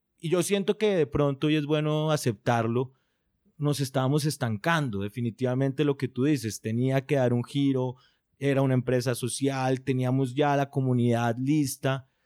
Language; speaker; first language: Spanish; native; Spanish